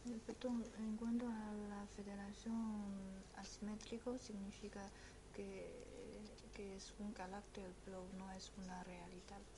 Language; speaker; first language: Spanish; non-native, fluent; Chinese